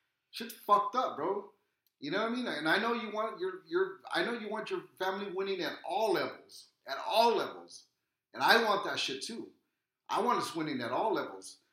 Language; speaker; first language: English; native; English